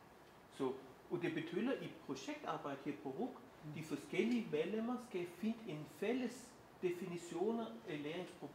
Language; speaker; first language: Danish; non-native, fluent; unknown